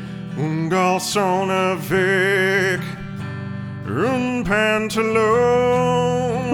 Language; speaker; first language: French; non-native, learner; English